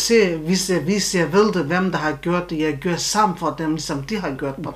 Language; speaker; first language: Danish; non-native, learner; Turkish